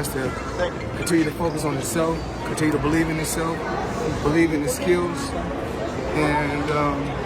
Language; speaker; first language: English; native; English